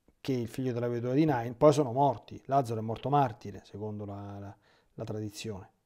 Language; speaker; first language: Italian; native; Italian